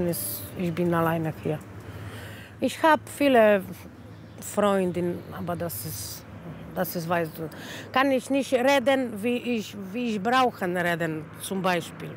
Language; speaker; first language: German; non-native, learner; Polish